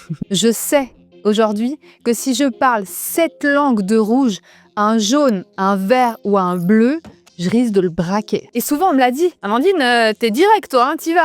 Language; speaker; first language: French; native; French